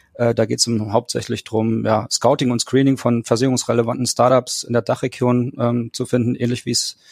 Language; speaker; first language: German; native; German